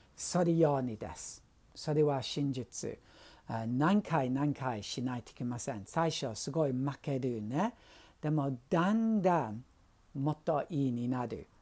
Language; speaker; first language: Japanese; non-native, learner; English